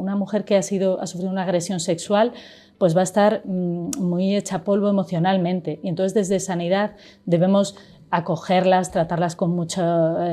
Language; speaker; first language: Spanish; native; Spanish